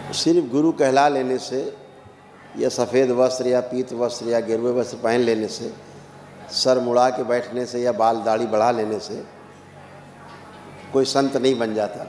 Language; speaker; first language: Hindi; native; Hindi